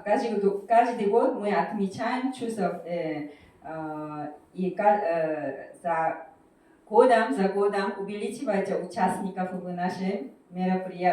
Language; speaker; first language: Russian; non-native, fluent; Korean